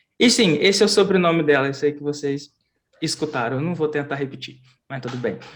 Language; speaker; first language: Portuguese; native; Portuguese